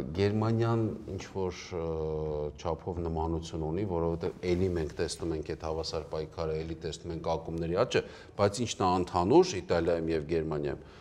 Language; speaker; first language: Armenian; native; Armenian